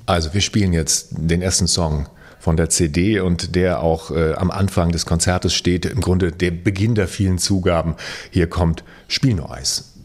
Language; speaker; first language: German; native; German